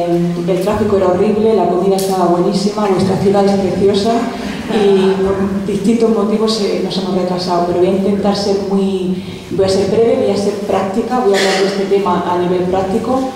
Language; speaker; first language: Spanish; native; Spanish